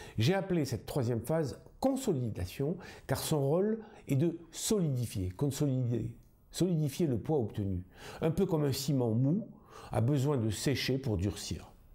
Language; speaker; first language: French; native; French